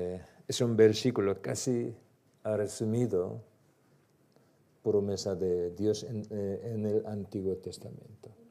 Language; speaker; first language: Spanish; non-native, learner; Korean